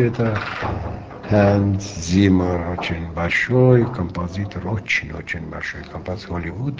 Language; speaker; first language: Russian; non-native, local second language; Armenian